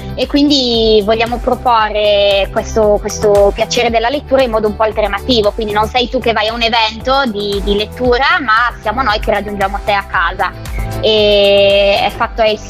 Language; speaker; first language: Italian; native; Italian